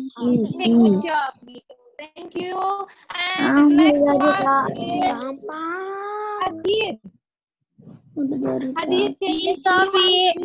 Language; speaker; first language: English; non-native, learner; Indonesian